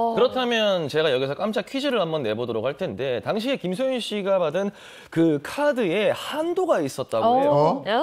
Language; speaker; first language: Korean; native; Korean